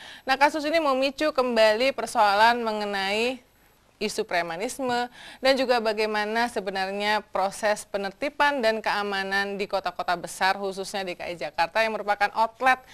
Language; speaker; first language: Indonesian; native; Indonesian